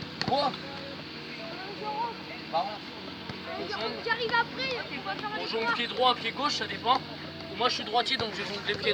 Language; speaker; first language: French; native; French